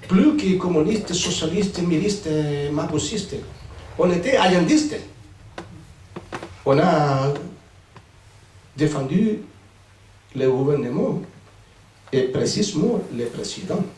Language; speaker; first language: French; non-native, fluent; Spanish